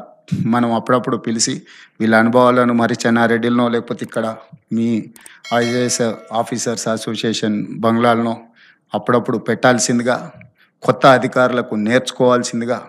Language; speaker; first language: Telugu; native; Telugu